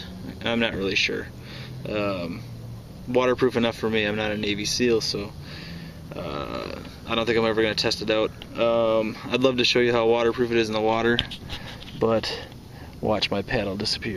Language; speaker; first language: English; native; English